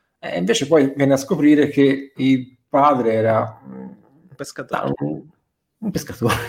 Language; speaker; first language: Italian; native; Italian